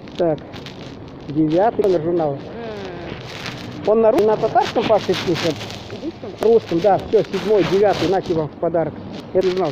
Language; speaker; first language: Russian; native; Russian